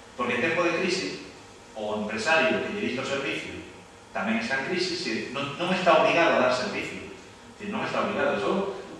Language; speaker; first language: Galician; non-native, local second language; Spanish